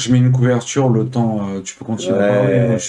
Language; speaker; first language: French; native; French